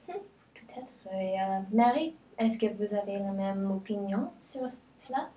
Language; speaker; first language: French; non-native, learner; English